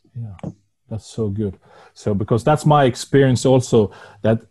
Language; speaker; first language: English; non-native, fluent; Norwegian